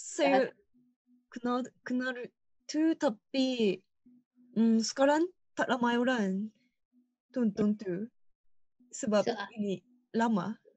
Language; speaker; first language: Indonesian; non-native, learner; Japanese